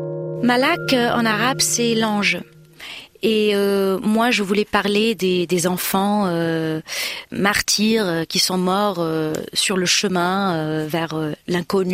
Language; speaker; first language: French; non-native, local second language; Arabic